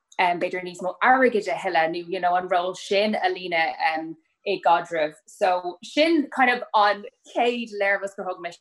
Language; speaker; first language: Irish; native; Irish